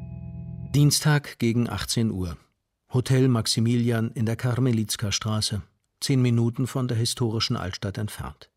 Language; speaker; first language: German; native; German